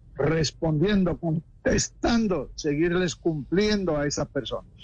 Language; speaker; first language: Spanish; native; Spanish